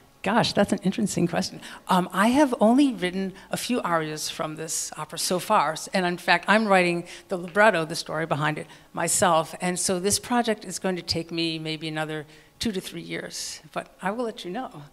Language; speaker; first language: English; native; English